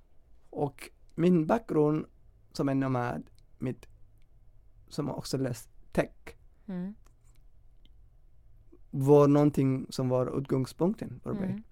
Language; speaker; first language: Swedish; non-native, fluent; Somali